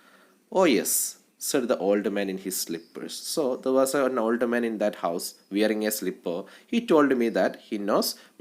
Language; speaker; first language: English; non-native, local second language; Malayalam